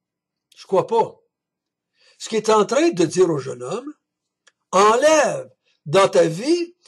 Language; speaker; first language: French; native; French